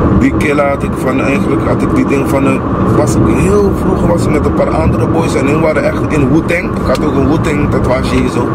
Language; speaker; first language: Dutch; non-native, local second language; Papiamento